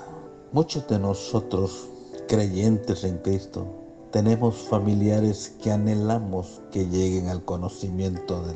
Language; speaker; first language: Spanish; native; Spanish